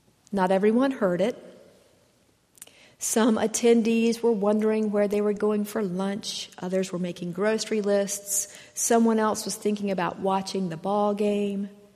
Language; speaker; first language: English; native; English